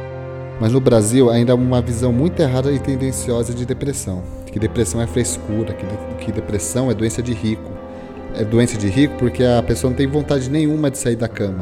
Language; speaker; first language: Portuguese; native; Portuguese